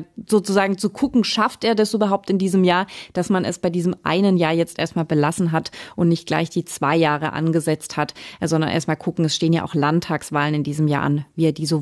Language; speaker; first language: German; native; German